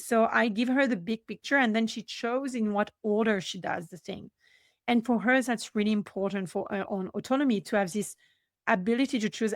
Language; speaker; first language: English; non-native, fluent; French